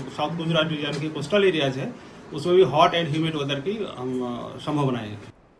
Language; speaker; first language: Hindi; non-native, local second language; Gujarati